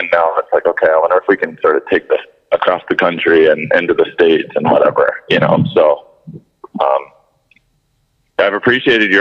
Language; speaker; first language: English; native; English